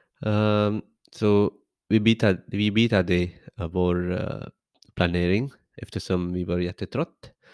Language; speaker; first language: Swedish; non-native, learner; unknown